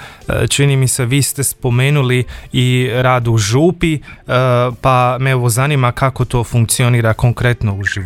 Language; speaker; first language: Croatian; native; Croatian